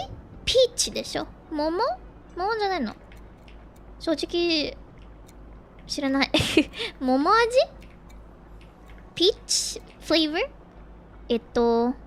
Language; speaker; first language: Japanese; non-native, learner; Filipino